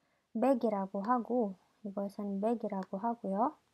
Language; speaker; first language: Korean; non-native, fluent; Indonesian